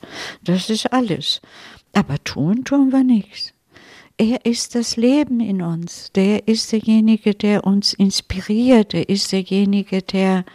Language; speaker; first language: German; non-native, fluent; Italian